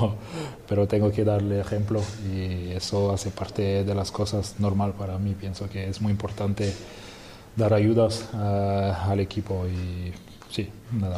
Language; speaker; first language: Spanish; non-native, fluent; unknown